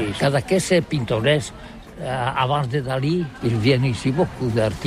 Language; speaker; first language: French; non-native, learner; Catalan